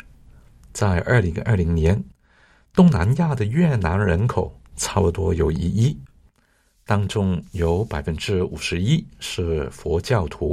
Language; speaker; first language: Chinese; non-native, local second language; Cantonese